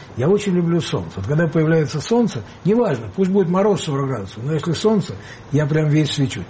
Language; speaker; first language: Russian; native; Russian